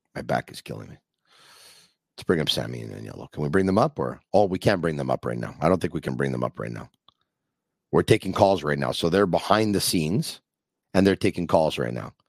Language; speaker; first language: English; native; English